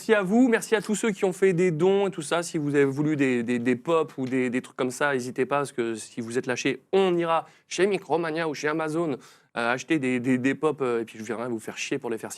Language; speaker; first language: French; native; French